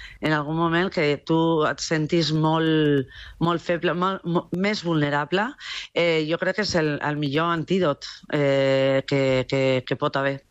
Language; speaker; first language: Catalan; non-native, local second language; Spanish